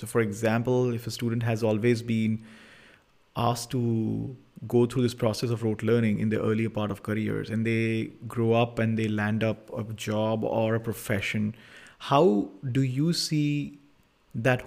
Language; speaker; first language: English; non-native, local second language; Hindi